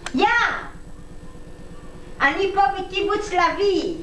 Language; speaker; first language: Hebrew; non-native, learner; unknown